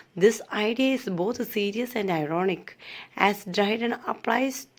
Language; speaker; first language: English; non-native, local second language; Malayalam